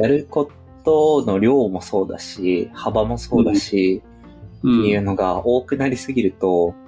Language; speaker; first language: Japanese; native; Japanese